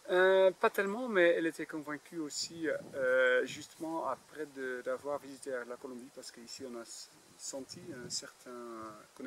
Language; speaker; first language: French; non-native, fluent; Dutch